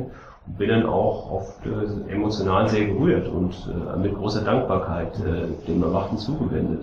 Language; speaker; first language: German; native; German